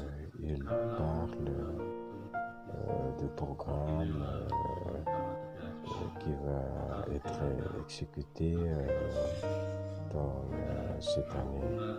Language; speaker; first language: French; non-native, fluent; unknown